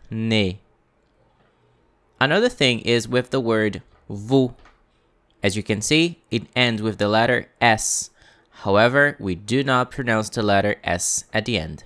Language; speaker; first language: English; non-native, fluent; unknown